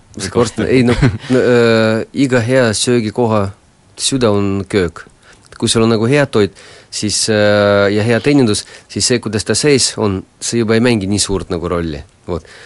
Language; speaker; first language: Estonian; non-native, local second language; Russian